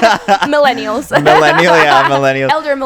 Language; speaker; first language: English; native; English